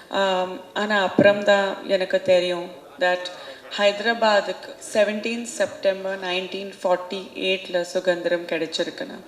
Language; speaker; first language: Tamil; non-native, fluent; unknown